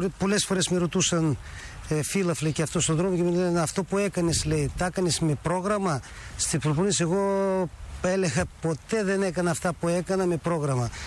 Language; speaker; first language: Greek; early bilingual, heritage; Greek